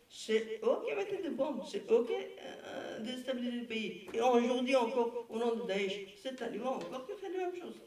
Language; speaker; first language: French; non-native, fluent; Persian